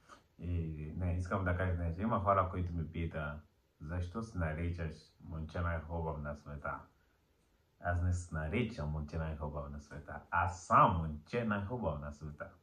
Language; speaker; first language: Bulgarian; non-native, learner; Portuguese